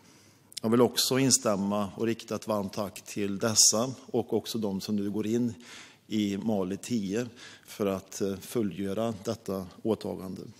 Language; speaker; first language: Swedish; native; Swedish